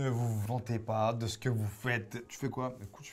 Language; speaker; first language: French; native; French